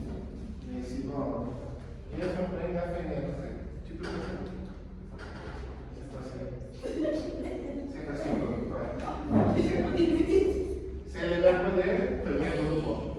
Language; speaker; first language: French; non-native, learner; Spanish